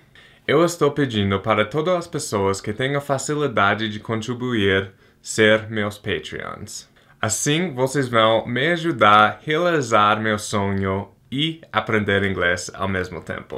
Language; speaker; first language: Portuguese; non-native, fluent; English